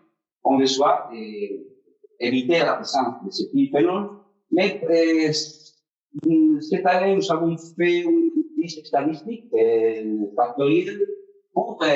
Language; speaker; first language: French; non-native, fluent; Spanish